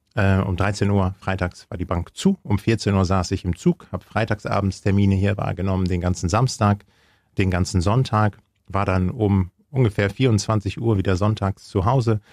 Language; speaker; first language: German; native; German